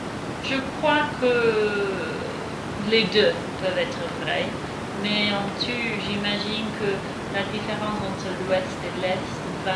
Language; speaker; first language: French; non-native, fluent; English